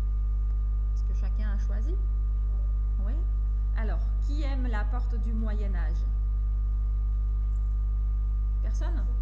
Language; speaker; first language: French; non-native, fluent; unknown